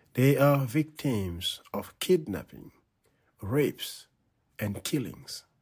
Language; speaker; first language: English; non-native, fluent; Haitian Creole